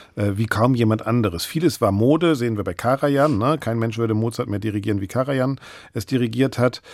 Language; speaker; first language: German; native; German